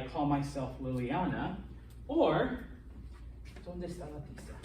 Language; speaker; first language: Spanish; early bilingual, heritage; Spanish